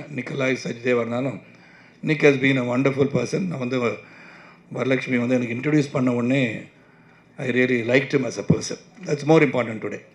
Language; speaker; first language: Tamil; native; Tamil